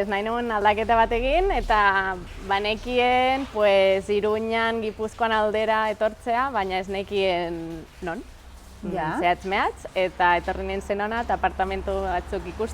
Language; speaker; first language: Basque; non-native, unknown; Catalan